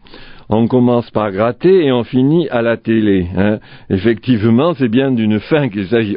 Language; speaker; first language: French; native; French